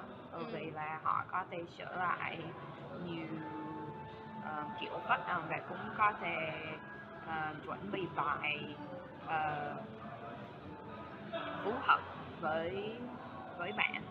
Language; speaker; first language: Vietnamese; non-native, fluent; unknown